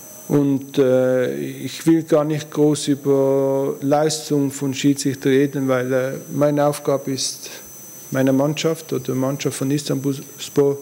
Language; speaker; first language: German; early bilingual, other home language; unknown